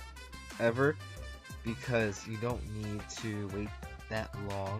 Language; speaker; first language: English; native; English